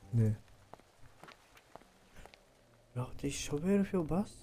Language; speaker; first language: German; non-native, learner; Japanese